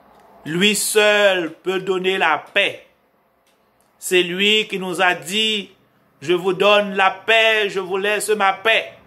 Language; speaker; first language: French; non-native, local second language; Haitian Creole